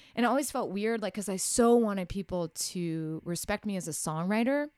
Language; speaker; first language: English; native; English